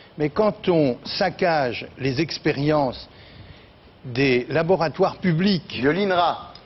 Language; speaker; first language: French; native; French